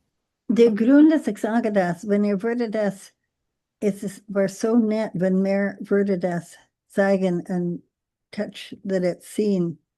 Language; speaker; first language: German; non-native, learner; English